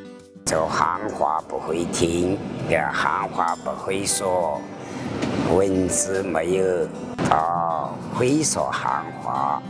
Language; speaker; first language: Chinese; non-native, local second language; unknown